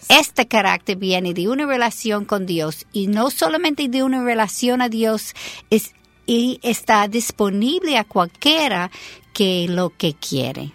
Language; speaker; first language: Spanish; non-native, fluent; English